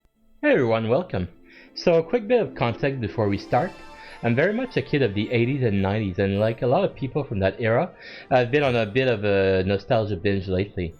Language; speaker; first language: English; native; English